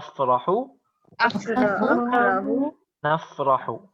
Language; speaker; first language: Arabic; non-native, fluent; Urdu